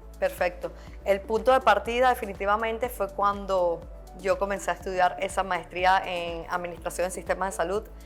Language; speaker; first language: Spanish; native; Spanish